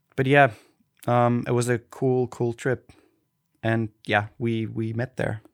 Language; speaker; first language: English; non-native, fluent; German